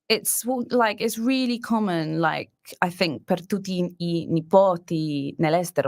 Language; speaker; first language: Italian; non-native, learner; English